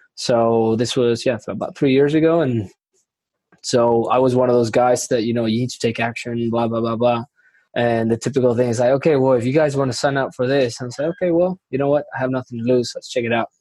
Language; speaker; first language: English; non-native, fluent; Spanish